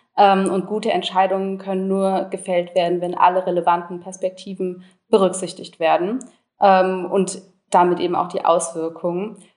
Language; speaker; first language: German; native; German